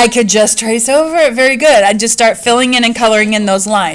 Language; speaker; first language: English; native; English